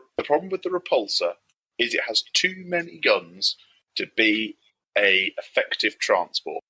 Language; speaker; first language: English; native; English